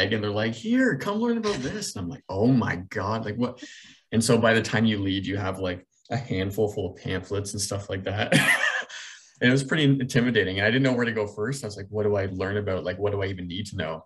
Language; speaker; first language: English; native; English